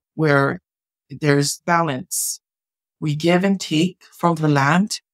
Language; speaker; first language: English; native; English